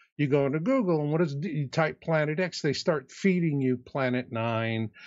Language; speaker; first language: English; native; English